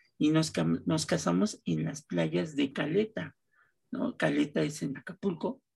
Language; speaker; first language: Spanish; native; Spanish